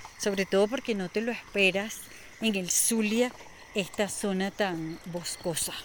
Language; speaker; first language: Spanish; native; Spanish